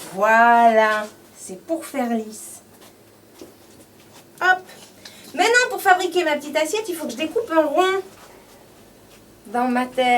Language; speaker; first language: French; native; French